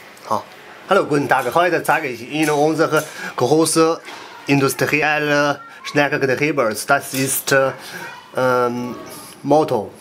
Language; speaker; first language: German; non-native, learner; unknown